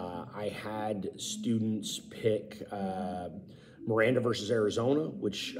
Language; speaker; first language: English; native; English